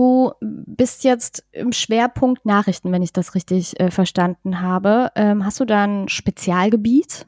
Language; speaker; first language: German; native; German